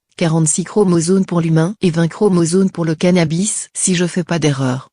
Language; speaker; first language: French; native; French